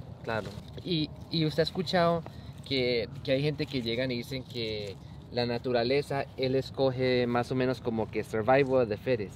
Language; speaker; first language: Spanish; native; Spanish